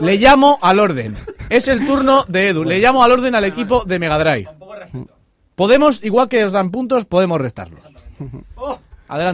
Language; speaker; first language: Spanish; native; Spanish